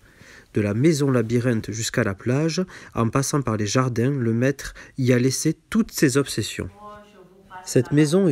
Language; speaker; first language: French; native; French